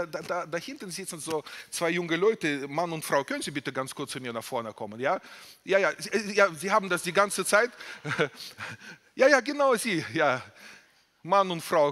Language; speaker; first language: German; non-native, fluent; Russian